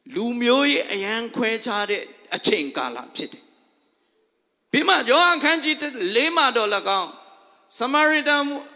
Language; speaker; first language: Burmese; non-native, local second language; Tedim Chin